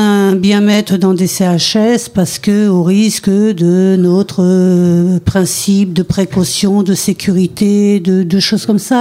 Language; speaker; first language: French; native; French